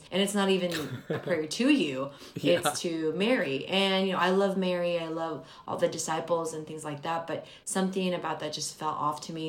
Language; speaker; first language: English; early bilingual, other home language; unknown